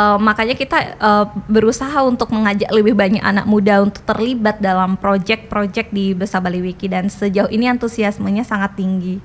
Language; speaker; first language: Indonesian; non-native, local second language; Balinese